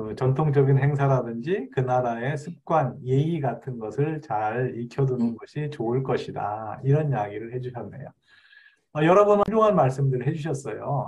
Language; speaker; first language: Korean; native; Korean